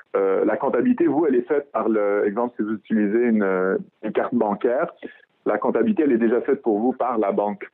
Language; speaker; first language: French; early bilingual, other home language; Arabic